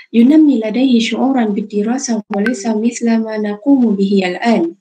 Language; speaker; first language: Arabic; non-native, fluent; Malay